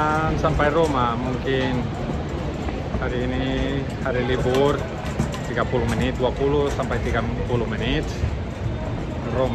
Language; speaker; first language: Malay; non-native, fluent; Catalan